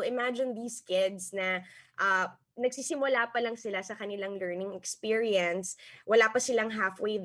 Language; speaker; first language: Filipino; native; Filipino